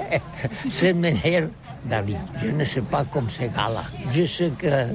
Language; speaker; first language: French; non-native, learner; Catalan